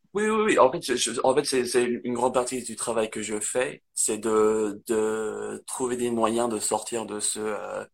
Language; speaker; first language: French; non-native, fluent; English